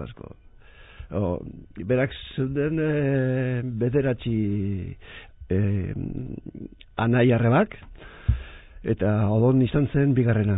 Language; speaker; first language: Basque; non-native, local second language; Spanish